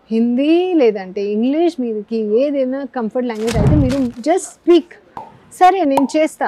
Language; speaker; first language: Telugu; non-native, learner; Hindi